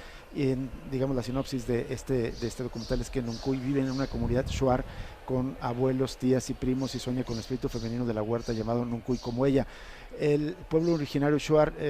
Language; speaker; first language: Spanish; native; Spanish